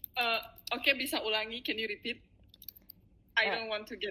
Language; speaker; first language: English; non-native, fluent; Indonesian